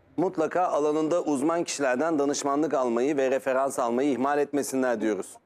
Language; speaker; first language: Turkish; native; Turkish